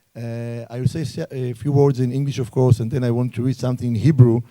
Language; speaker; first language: English; non-native, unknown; Hebrew